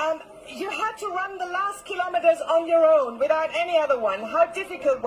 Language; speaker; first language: English; non-native, fluent; German